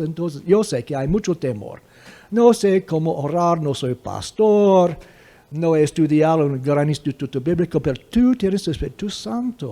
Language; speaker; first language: Spanish; non-native, fluent; English